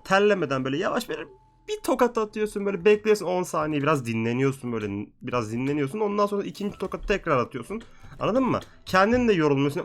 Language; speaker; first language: Turkish; native; Turkish